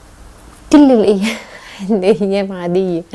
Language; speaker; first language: French; non-native, local second language; Arabic